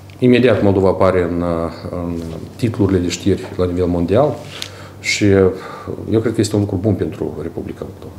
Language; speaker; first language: Romanian; native; Romanian